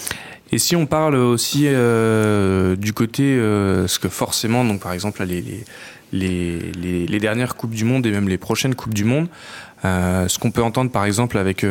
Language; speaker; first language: French; native; French